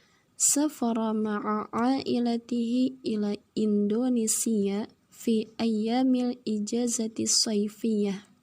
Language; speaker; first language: Arabic; non-native, learner; Indonesian